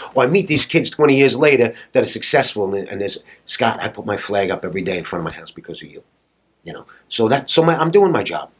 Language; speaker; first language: English; native; English